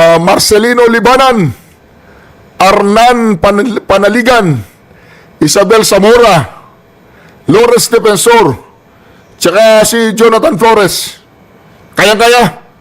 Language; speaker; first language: Filipino; native; Filipino